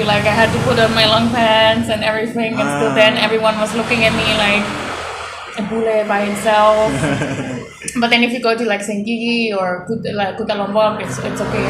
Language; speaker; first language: English; non-native, fluent; Swiss German